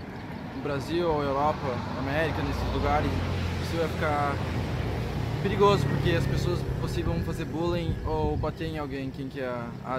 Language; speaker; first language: Portuguese; early bilingual, heritage; Portuguese